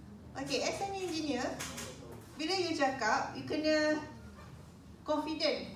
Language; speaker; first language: English; non-native, local second language; Malay